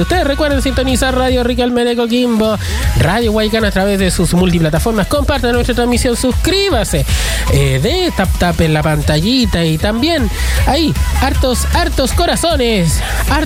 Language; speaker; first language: Spanish; native; Spanish